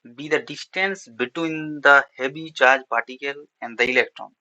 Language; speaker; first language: English; non-native, local second language; Bangla